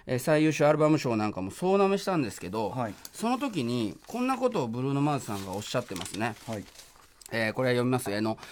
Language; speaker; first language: Japanese; native; Japanese